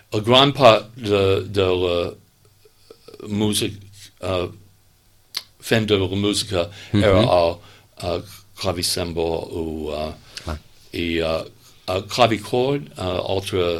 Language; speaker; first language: Catalan; non-native, learner; English